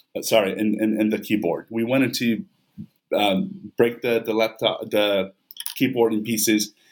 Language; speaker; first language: English; non-native, fluent; Portuguese